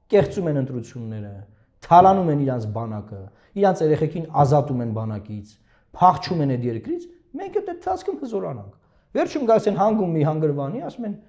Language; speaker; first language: Armenian; native; Armenian